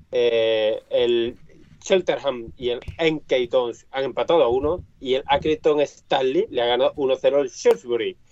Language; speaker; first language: Spanish; native; Spanish